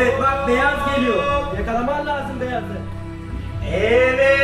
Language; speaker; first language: Turkish; native; Turkish